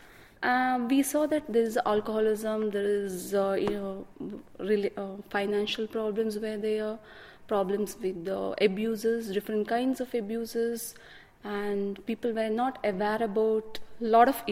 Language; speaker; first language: English; non-native, local second language; Kannada